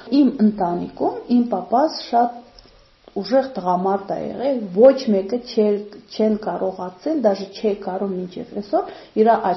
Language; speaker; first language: Armenian; non-native, fluent; Uzbek